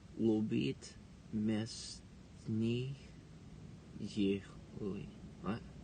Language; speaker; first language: Russian; non-native, learner; English